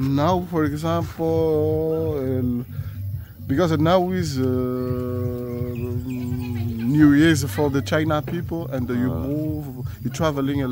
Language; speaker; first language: English; non-native, learner; Malagasy